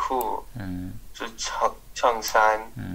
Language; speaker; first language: Chinese; non-native, learner; English